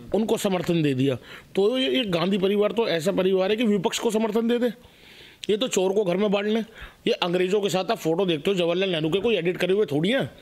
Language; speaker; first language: Hindi; native; Hindi